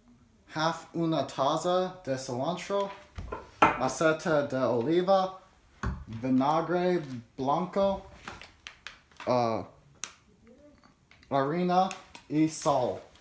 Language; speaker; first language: Spanish; non-native, learner; English